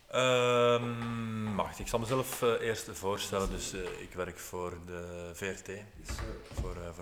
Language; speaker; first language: Dutch; native; Dutch